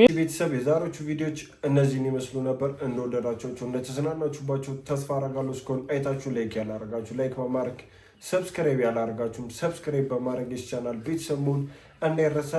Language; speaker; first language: Amharic; native; Amharic